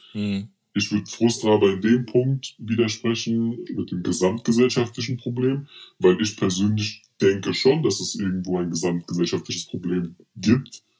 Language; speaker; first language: German; early bilingual, other home language; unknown